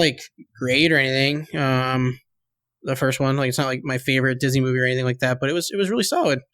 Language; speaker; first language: English; native; English